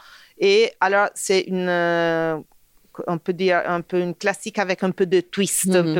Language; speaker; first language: French; non-native, fluent; Italian